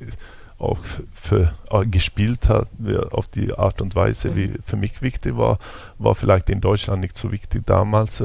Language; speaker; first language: German; non-native, fluent; Swedish